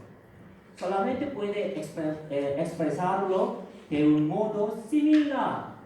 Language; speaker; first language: Spanish; non-native, fluent; Korean